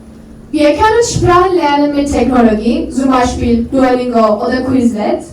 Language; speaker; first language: German; non-native, learner; Turkish